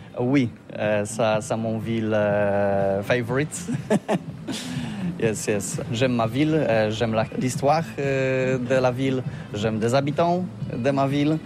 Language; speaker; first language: French; non-native, learner; Polish